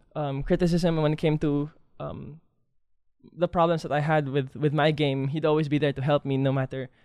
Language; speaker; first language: English; non-native, local second language; Filipino